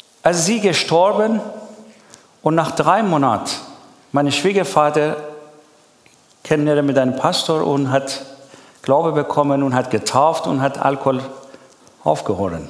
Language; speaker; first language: German; non-native, learner; Persian